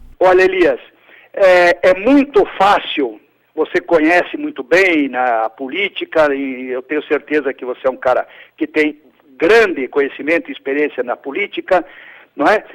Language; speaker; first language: Portuguese; early bilingual, other home language; Italian